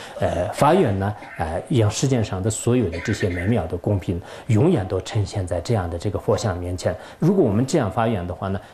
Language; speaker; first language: Chinese; non-native, local second language; Tibetan